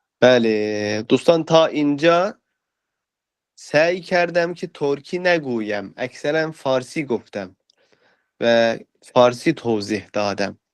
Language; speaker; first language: Persian; non-native, fluent; Turkish